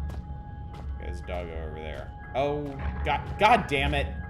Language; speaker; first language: English; native; English